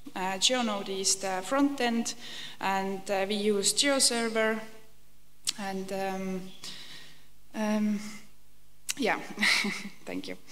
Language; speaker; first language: English; non-native, fluent; Estonian